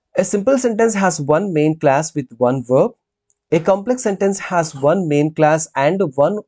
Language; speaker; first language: English; non-native, local second language; Telugu